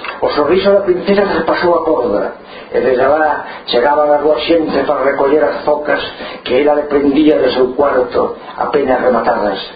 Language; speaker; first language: Galician; non-native, local second language; Spanish